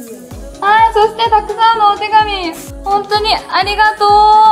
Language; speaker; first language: Japanese; native; Japanese